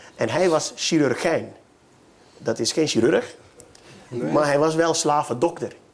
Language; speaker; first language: Dutch; native; Dutch